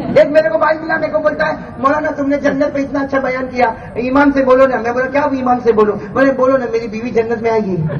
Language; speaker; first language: Urdu; native; Urdu